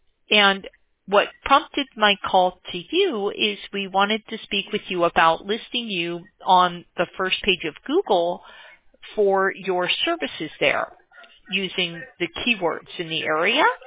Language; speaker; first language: English; native; English